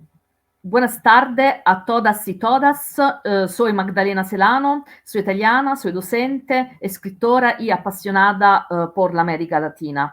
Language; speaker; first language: Spanish; non-native, learner; Italian